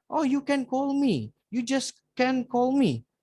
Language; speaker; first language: English; non-native, fluent; Indonesian